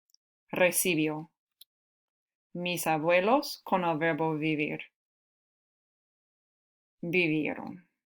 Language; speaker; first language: Spanish; non-native, fluent; English